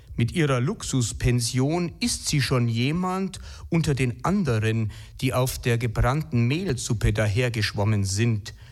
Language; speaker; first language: German; native; German